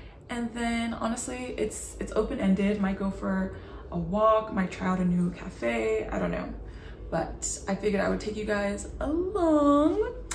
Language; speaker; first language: English; native; English